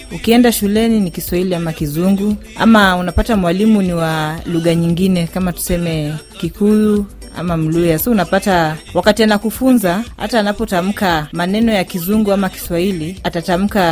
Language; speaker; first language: Swahili; non-native, local second language; Luo (Kenya and Tanzania)